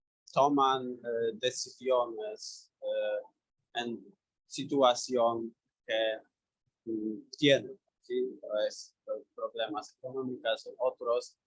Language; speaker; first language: Spanish; non-native, learner; Polish